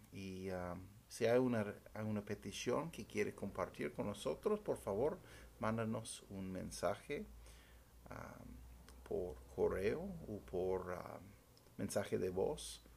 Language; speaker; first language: Spanish; non-native, fluent; English